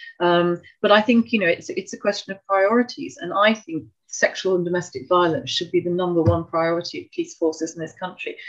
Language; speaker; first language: English; native; English